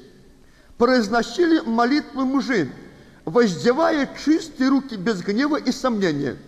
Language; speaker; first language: Russian; native; Russian